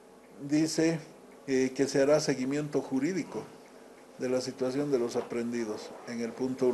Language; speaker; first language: Spanish; native; Spanish